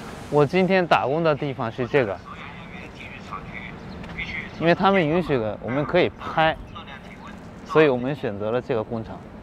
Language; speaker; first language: Chinese; non-native, fluent; Japanese